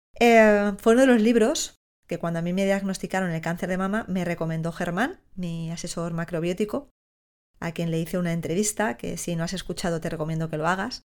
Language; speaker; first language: Spanish; native; Spanish